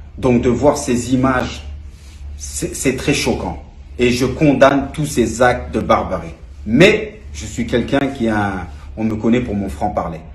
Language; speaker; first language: French; native; French